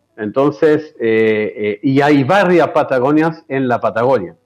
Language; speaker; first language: Spanish; non-native, fluent; French